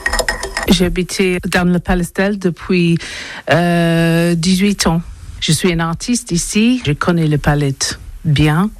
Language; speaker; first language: French; non-native, learner; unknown